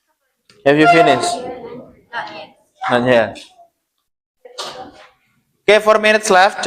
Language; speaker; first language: English; non-native, learner; Indonesian